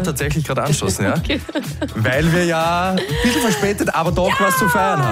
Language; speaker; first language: German; native; German